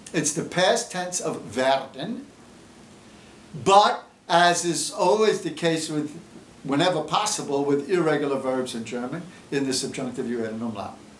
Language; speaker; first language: English; native; English